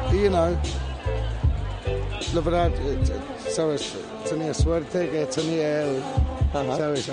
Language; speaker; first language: Spanish; non-native, fluent; English